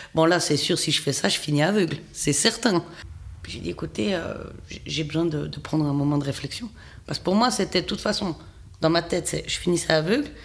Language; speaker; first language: French; native; French